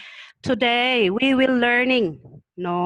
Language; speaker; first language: English; non-native, learner; Thai